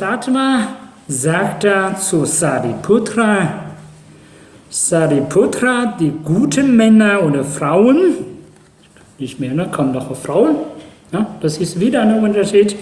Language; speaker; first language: German; non-native, fluent; Chinese